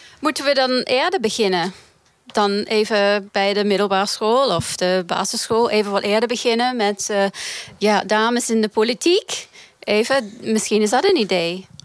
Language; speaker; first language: Dutch; non-native, fluent; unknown